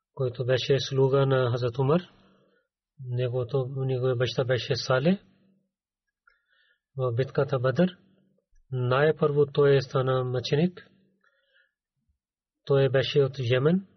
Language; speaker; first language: Bulgarian; non-native, learner; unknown